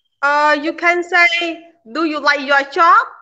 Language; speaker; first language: English; non-native, learner; Khmer